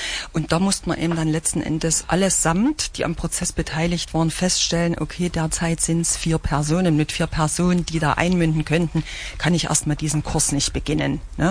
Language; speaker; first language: German; native; German